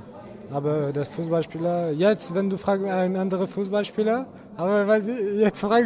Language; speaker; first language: German; non-native, learner; French